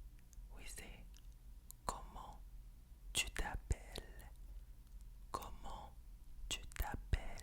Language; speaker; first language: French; non-native, fluent; English